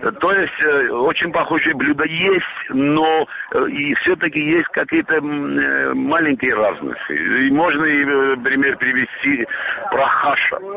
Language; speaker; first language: Russian; non-native, local second language; Armenian